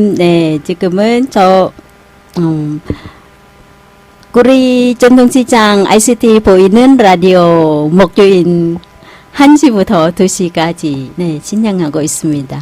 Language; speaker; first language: Korean; non-native, learner; Thai